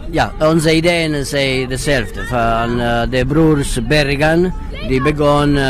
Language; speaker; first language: Dutch; non-native, learner; Italian